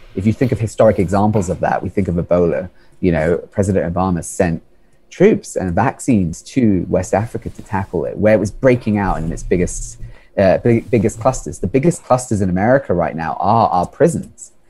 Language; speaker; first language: English; native; English